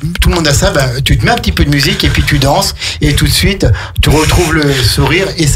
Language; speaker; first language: French; native; French